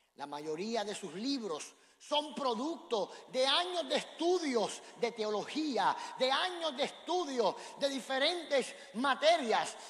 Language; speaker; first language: Spanish; native; Spanish